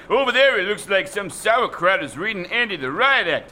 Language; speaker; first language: English; native; English